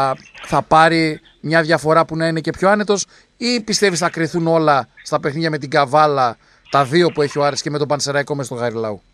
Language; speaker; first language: Greek; native; Greek